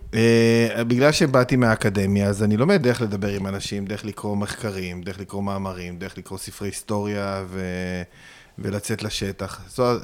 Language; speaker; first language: Hebrew; native; Hebrew